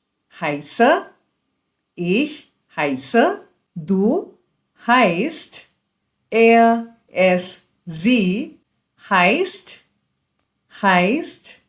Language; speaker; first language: German; non-native, fluent; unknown